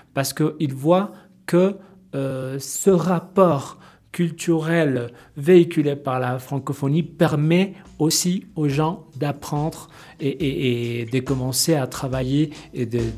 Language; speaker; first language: French; non-native, fluent; Spanish